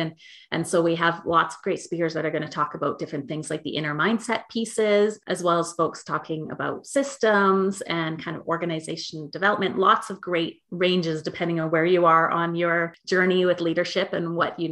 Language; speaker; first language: English; native; English